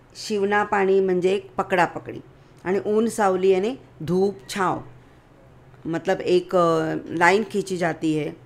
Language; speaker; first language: Hindi; non-native, local second language; Marathi